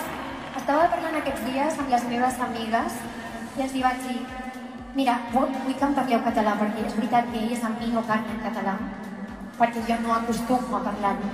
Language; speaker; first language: Catalan; non-native, local second language; Spanish